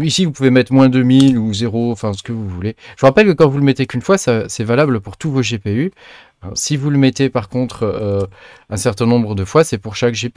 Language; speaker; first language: French; native; French